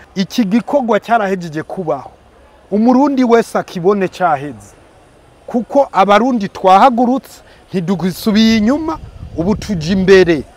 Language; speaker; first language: Rundi; early bilingual, heritage; Rundi